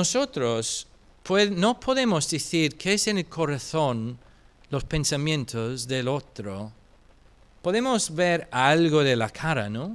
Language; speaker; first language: Spanish; non-native, fluent; English